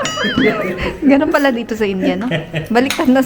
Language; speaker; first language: Filipino; native; Filipino